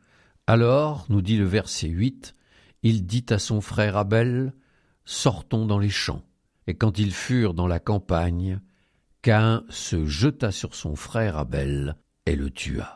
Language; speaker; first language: French; native; French